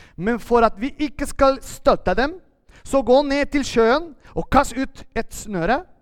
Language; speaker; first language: Norwegian; non-native, fluent; Spanish